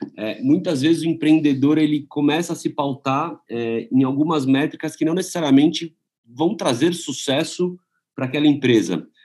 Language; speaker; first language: Portuguese; native; Portuguese